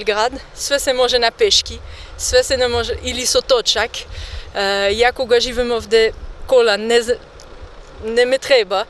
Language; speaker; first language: Macedonian; non-native, learner; French